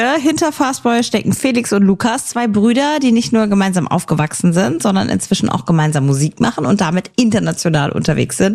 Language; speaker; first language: German; native; German